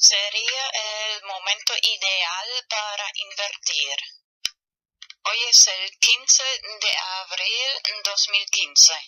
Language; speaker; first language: Spanish; non-native, fluent; German